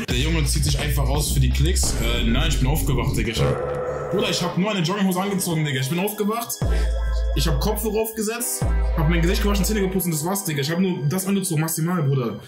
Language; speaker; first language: German; native; German